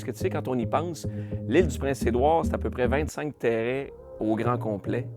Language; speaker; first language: French; native; French